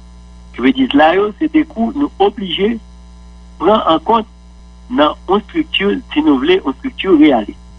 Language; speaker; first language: French; non-native, local second language; Haitian Creole